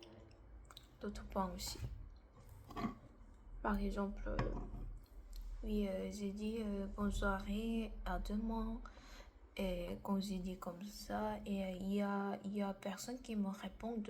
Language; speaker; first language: French; non-native, learner; Korean